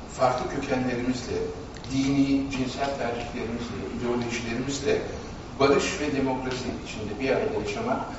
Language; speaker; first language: Turkish; native; Turkish